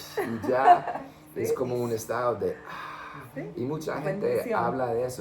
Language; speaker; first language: Spanish; non-native, fluent; English